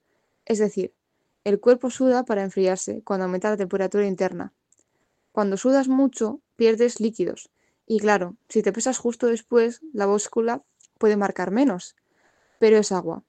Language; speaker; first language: Spanish; native; Spanish